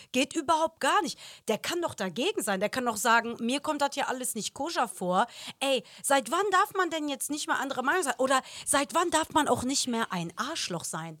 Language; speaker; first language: German; native; German